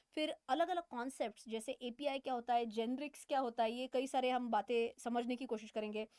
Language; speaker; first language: Hindi; non-native, local second language; Marathi